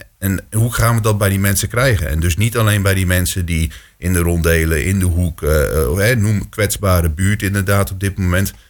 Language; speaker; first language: Dutch; native; Dutch